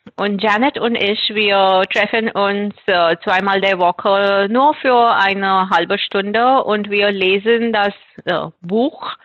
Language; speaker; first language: German; non-native, fluent; Marathi